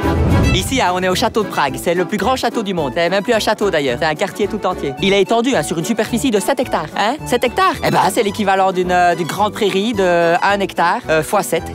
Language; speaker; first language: French; native; French